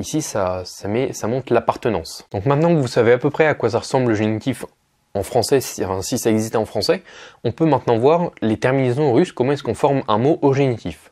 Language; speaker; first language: French; native; French